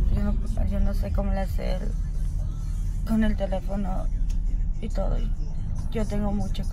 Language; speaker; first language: Spanish; early bilingual, other home language; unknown